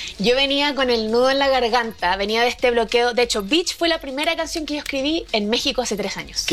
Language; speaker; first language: Spanish; native; Spanish